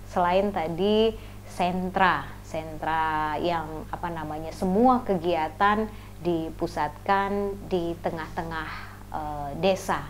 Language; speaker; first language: Indonesian; native; Indonesian